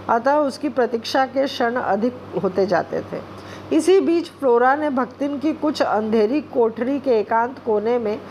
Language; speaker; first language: Hindi; non-native, local second language; Bangla